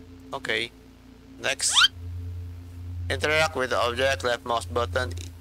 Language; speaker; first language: English; non-native, local second language; Filipino